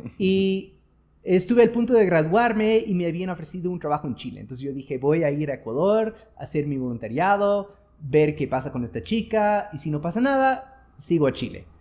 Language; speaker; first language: Spanish; non-native, fluent; English